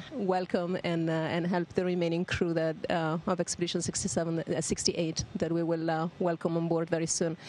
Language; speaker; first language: English; non-native, fluent; Italian